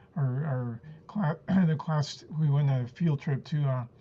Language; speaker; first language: English; early bilingual, other home language; Spanish